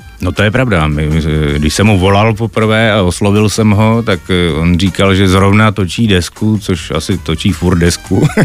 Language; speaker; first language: Czech; native; Czech